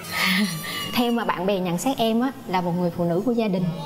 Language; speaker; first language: Vietnamese; native; Vietnamese